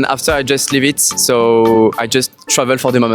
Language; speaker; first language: English; non-native, fluent; French